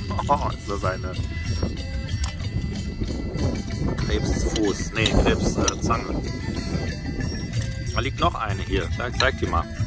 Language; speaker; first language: German; native; German